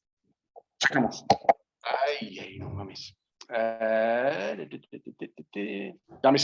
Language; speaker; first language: Spanish; non-native, fluent; English